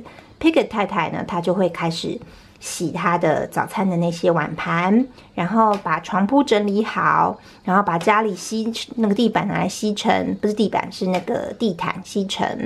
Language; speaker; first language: Chinese; native; Chinese